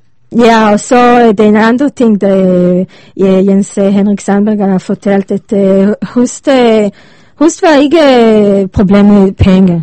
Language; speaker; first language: Danish; non-native, learner; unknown